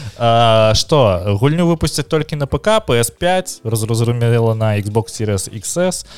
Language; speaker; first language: Belarusian; non-native, local second language; Russian